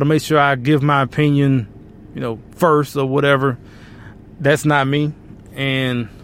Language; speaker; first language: English; native; English